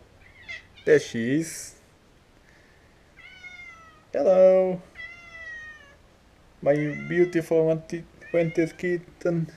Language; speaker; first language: English; non-native, learner; Portuguese